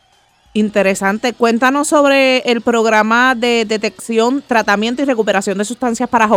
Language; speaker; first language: Spanish; native; Spanish